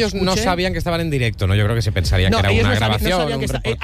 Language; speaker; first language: Spanish; native; Spanish